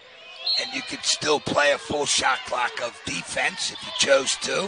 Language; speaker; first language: English; native; English